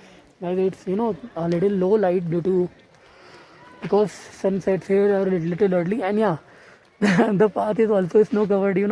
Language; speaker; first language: English; non-native, local second language; Hindi